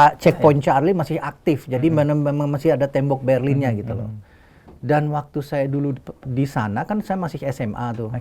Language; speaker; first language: Indonesian; early bilingual, heritage; Indonesian